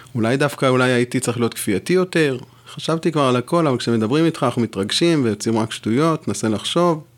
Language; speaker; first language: Hebrew; non-native, local second language; French